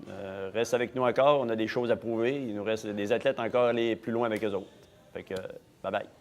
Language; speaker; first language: French; native; French